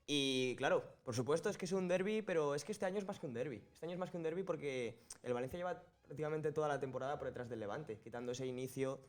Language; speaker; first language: Spanish; native; Spanish